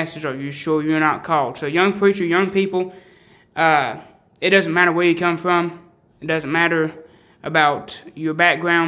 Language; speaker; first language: English; native; English